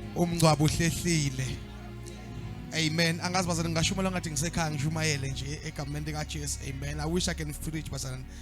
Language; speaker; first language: Zulu; native; Zulu